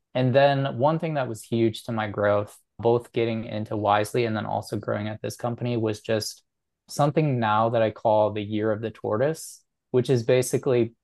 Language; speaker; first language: English; native; English